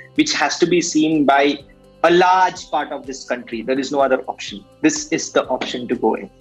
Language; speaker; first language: English; non-native, local second language; Malayalam